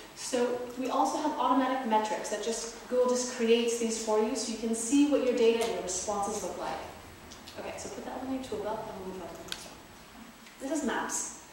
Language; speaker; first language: English; native; English